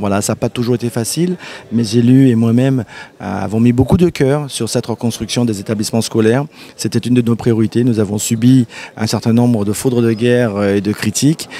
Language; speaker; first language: French; early bilingual, heritage; French